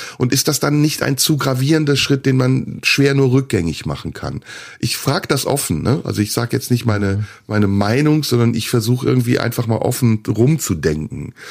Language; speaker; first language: German; early bilingual, other home language; Turkish